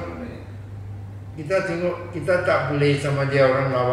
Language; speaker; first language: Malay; non-native, local second language; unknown